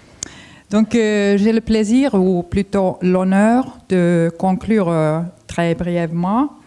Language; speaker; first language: French; non-native, fluent; Finnish